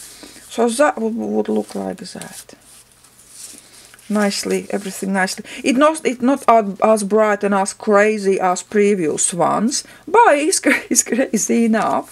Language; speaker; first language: English; non-native, fluent; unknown